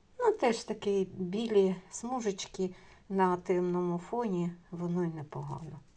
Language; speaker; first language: Ukrainian; non-native, local second language; Russian